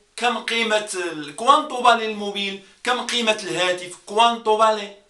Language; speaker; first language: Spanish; non-native, fluent; Arabic